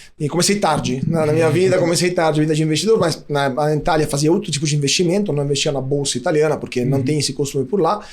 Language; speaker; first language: Portuguese; non-native, fluent; Italian